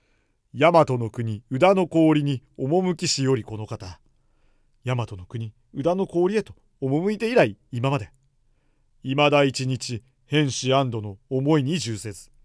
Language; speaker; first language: Japanese; native; Japanese